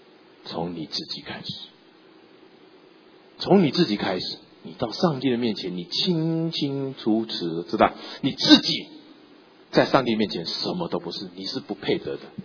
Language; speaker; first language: Chinese; native; Chinese